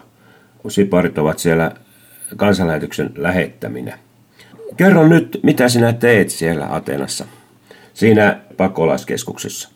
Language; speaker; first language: Finnish; native; Finnish